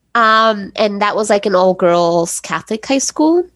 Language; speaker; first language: English; early bilingual, other home language; Spanish